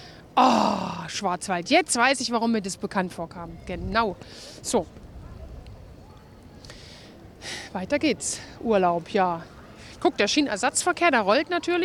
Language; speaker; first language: German; native; German